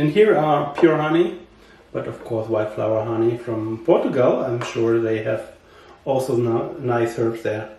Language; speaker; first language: English; non-native, learner; German